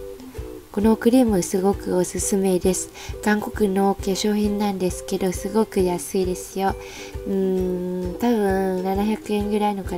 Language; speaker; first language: Japanese; non-native, fluent; Vietnamese